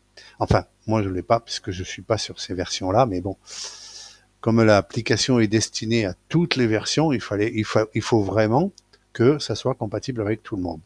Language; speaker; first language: French; native; French